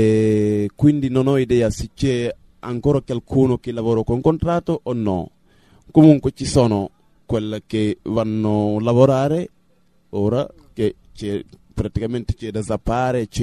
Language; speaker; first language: Italian; non-native, fluent; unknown